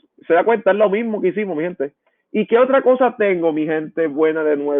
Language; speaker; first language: Spanish; native; Spanish